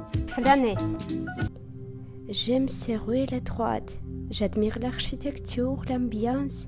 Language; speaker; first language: French; non-native, fluent; Russian